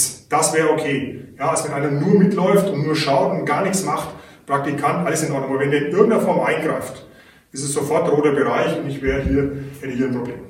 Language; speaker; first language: German; native; German